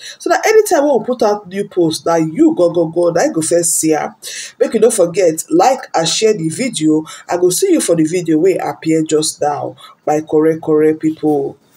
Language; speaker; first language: Nigerian Pidgin; non-native, local second language; Yoruba